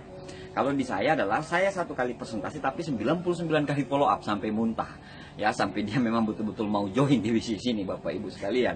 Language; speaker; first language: Indonesian; native; Indonesian